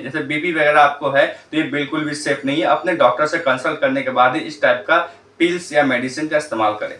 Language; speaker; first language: Hindi; native; Hindi